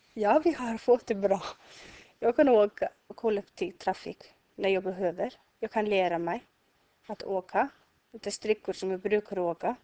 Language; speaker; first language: Swedish; non-native, learner; Icelandic